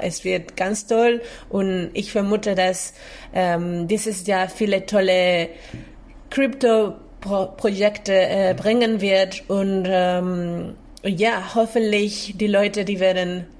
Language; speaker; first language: German; non-native, fluent; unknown